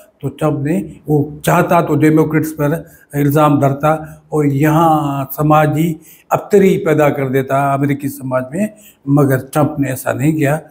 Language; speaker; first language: Urdu; non-native, local second language; Sindhi